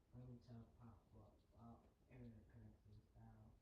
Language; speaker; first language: English; native; English